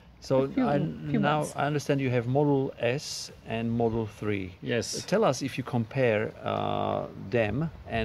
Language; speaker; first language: English; non-native, fluent; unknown